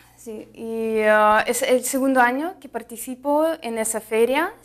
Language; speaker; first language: Spanish; non-native, fluent; Russian